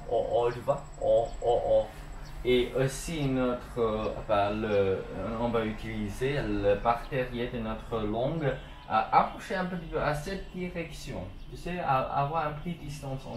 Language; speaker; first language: French; non-native, learner; English